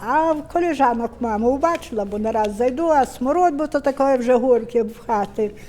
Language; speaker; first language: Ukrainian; native; Ukrainian